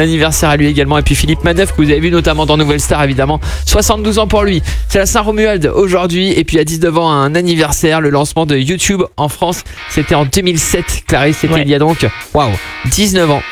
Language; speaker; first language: French; native; French